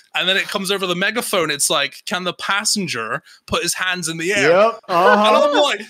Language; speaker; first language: English; native; English